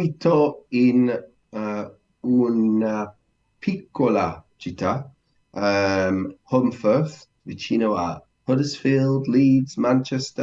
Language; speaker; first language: Italian; non-native, learner; English